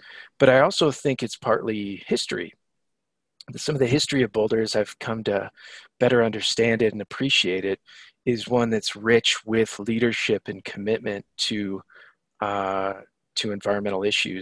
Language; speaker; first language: English; native; English